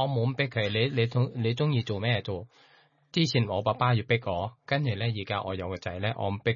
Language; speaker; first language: Cantonese; non-native, learner; Thai